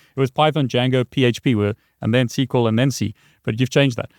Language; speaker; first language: English; native; English